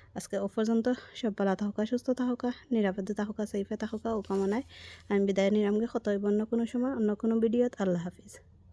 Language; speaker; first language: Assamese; native; Assamese